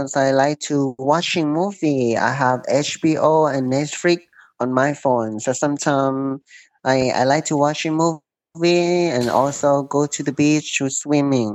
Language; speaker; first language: English; non-native, learner; Thai